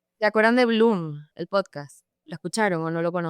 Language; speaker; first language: Spanish; native; Spanish